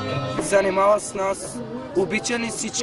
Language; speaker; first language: Bulgarian; non-native, local second language; Turkish